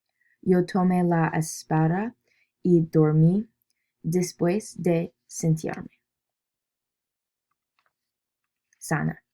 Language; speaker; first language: Spanish; non-native, learner; English